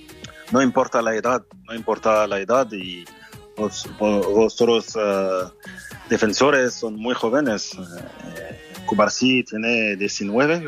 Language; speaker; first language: Spanish; non-native, fluent; French